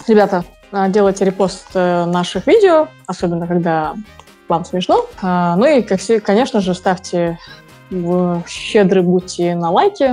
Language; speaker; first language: Russian; native; Russian